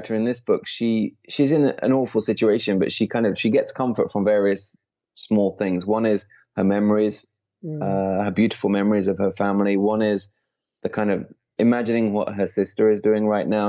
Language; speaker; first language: English; native; English